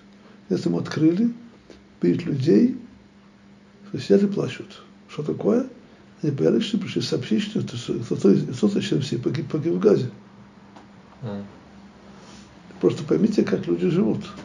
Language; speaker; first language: Russian; native; Russian